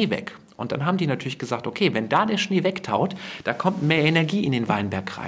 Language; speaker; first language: German; native; German